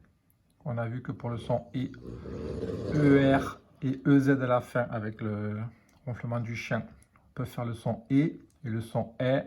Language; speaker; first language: French; native; French